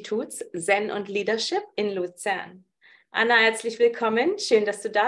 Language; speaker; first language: German; native; German